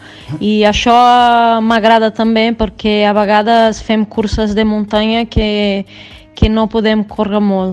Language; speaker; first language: Catalan; non-native, fluent; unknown